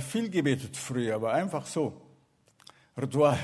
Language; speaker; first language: German; non-native, fluent; Arabic